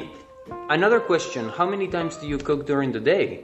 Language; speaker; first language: English; non-native, fluent; Spanish